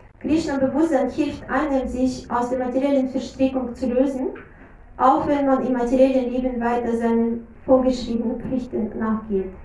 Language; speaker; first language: German; non-native, fluent; Russian